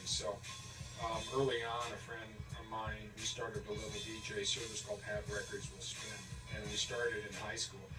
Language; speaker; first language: English; native; English